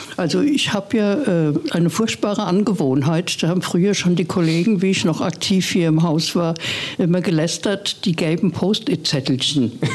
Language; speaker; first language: German; native; German